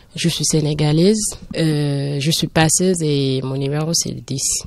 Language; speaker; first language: French; non-native, local second language; Wolof